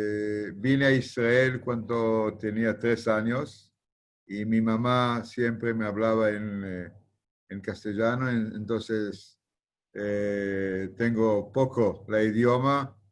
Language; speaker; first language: Spanish; early bilingual, heritage; Spanish